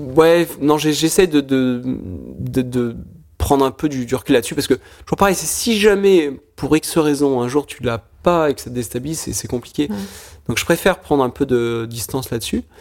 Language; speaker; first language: French; native; French